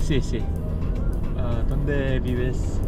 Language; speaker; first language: Spanish; non-native, learner; Korean